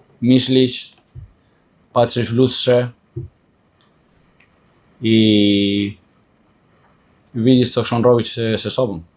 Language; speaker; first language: Polish; non-native, fluent; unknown